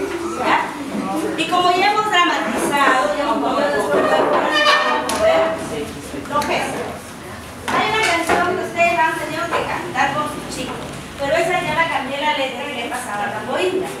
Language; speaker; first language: Spanish; native; Spanish